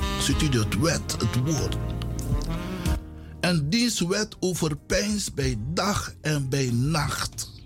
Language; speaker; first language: Dutch; non-native, local second language; Sranan Tongo